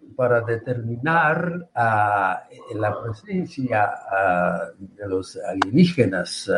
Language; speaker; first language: Spanish; non-native, fluent; Japanese